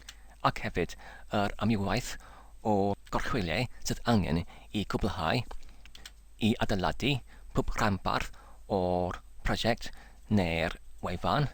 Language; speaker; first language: Welsh; non-native, learner; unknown